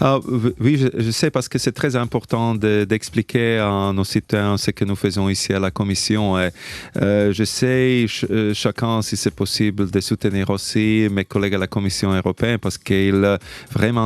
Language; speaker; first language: French; non-native, fluent; Slovak